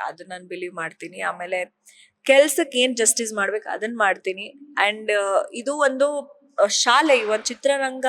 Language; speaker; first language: Kannada; native; Kannada